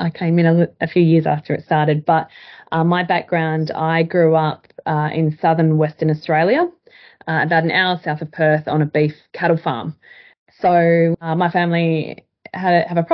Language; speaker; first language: English; native; English